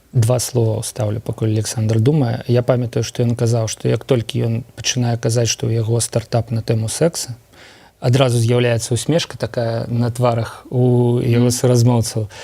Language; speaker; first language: Belarusian; non-native, local second language; Russian